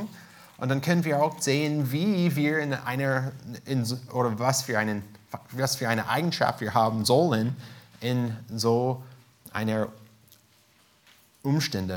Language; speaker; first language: German; non-native, fluent; English